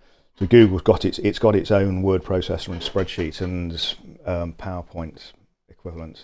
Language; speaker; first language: English; native; English